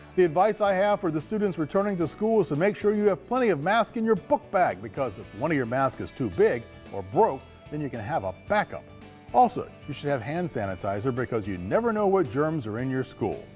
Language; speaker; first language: English; native; English